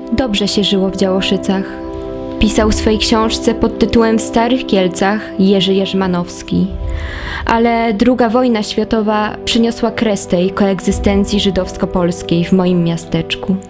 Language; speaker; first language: Polish; native; Polish